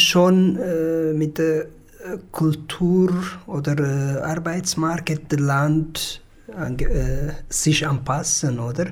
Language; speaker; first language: German; non-native, learner; Tigrinya